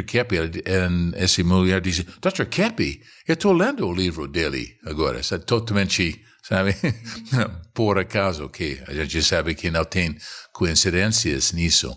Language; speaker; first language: Portuguese; non-native, fluent; English